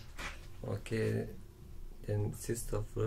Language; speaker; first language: Swedish; non-native, learner; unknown